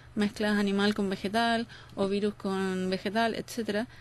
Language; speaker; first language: Spanish; native; Spanish